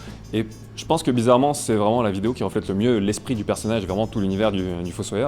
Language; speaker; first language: French; native; French